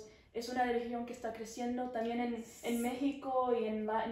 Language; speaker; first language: Spanish; early bilingual, heritage; Spanish